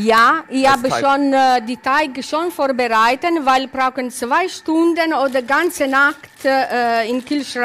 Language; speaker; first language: German; non-native, learner; Italian